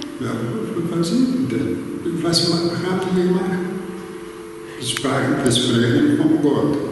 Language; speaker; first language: German; non-native, learner; Greek